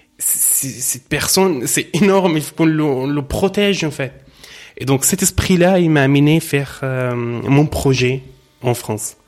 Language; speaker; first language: French; non-native, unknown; Arabic